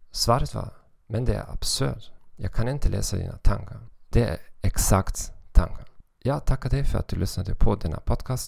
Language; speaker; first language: Swedish; non-native, fluent; German